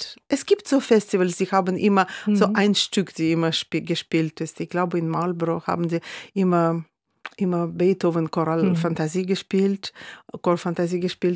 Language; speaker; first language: German; non-native, fluent; Russian